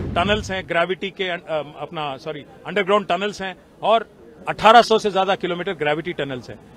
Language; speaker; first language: Hindi; non-native, local second language; Telugu